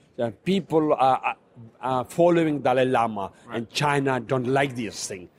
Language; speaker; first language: English; non-native, fluent; Chinese